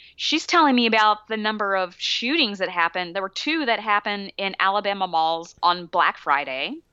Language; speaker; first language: English; native; English